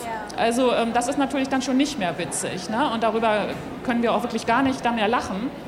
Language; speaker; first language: German; native; German